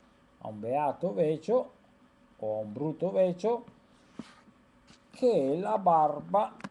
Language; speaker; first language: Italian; native; Italian